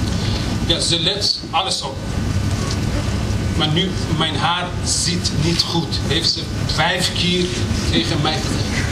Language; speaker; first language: Dutch; non-native, fluent; Persian